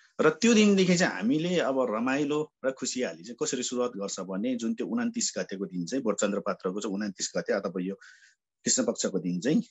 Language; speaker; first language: Nepali; non-native, local second language; Sherpa